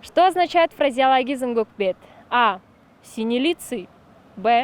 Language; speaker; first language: Russian; native; Russian